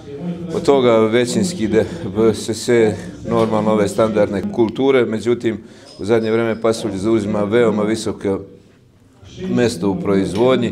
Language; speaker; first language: Serbian; native; Serbian